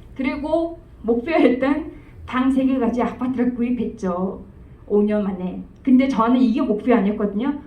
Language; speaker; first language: Korean; non-native, fluent; Mongolian